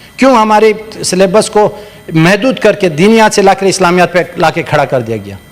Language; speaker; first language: Urdu; non-native, local second language; Pashto